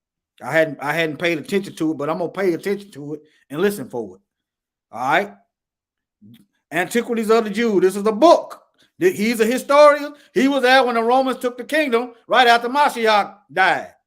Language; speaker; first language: English; native; English